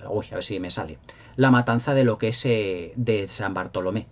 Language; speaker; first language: Spanish; native; Spanish